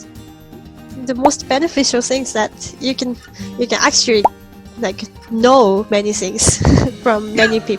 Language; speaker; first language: English; non-native, fluent; Japanese